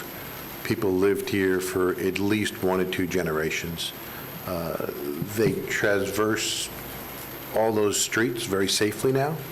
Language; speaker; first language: English; native; English